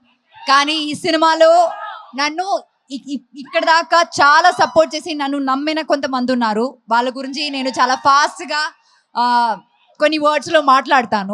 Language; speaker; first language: Telugu; non-native, fluent; Malayalam